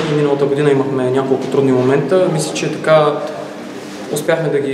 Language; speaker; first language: Bulgarian; native; Bulgarian